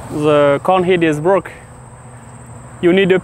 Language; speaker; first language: English; non-native, learner; French